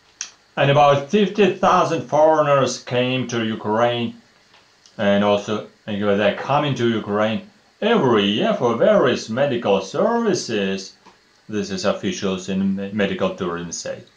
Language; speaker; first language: English; non-native, fluent; Russian